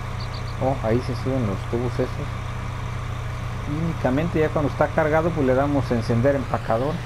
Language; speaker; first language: Spanish; native; Spanish